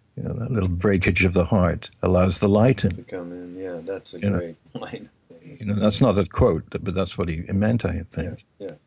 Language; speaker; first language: English; native; English